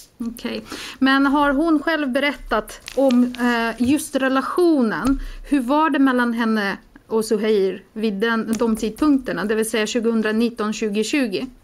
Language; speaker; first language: Swedish; native; Swedish